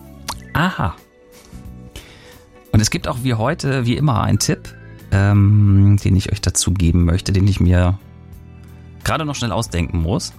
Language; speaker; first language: German; native; German